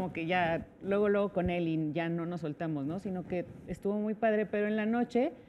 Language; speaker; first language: Spanish; native; Spanish